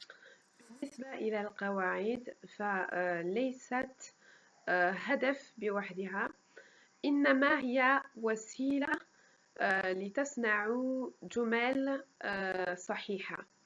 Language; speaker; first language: Arabic; non-native, fluent; French